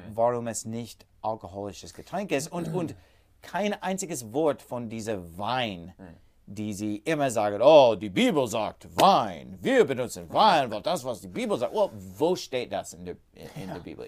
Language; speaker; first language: German; non-native, fluent; English